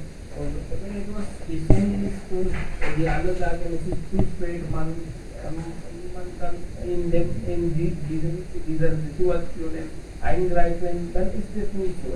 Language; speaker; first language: German; non-native, learner; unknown